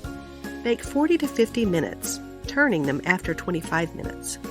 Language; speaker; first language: English; native; English